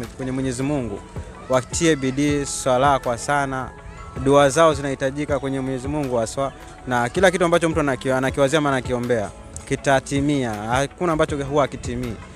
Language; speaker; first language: Swahili; native; Swahili